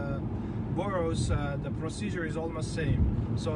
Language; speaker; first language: English; non-native, fluent; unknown